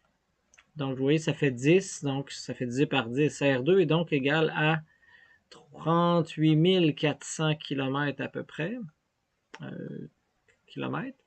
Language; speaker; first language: French; native; French